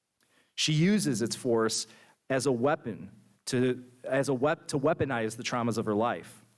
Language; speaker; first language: English; native; English